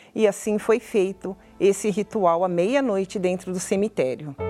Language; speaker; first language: Portuguese; native; Portuguese